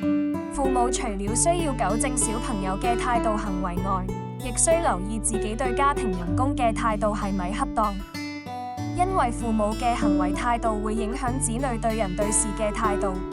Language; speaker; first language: Cantonese; native; Cantonese